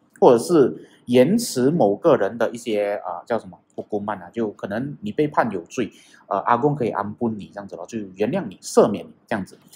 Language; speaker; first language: Chinese; native; Chinese